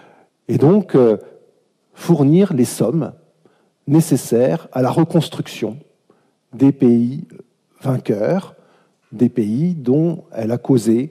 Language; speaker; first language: French; native; French